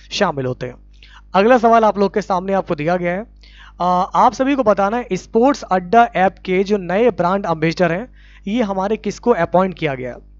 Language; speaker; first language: Hindi; native; Hindi